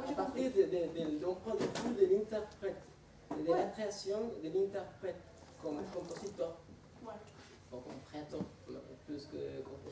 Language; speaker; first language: French; non-native, learner; Spanish